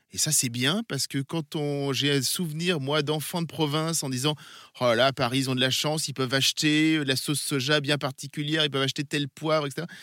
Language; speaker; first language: French; native; French